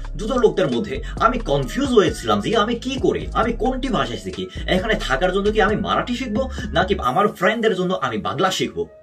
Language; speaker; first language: Bangla; non-native, fluent; Korean